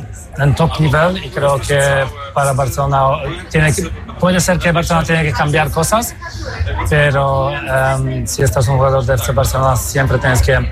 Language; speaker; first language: Spanish; non-native, fluent; Polish